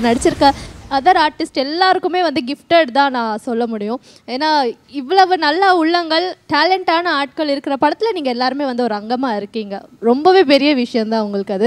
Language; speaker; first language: Tamil; native; Tamil